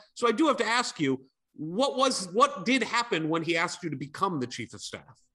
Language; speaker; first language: English; native; English